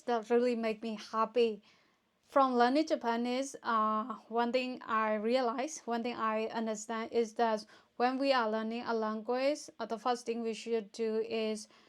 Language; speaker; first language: English; non-native, fluent; Burmese